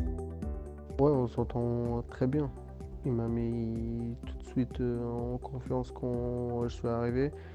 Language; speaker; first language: French; non-native, local second language; Arabic